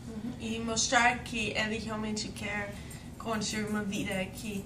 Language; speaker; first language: Portuguese; non-native, learner; English